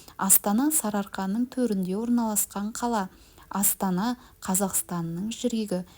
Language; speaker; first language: Kazakh; native; Kazakh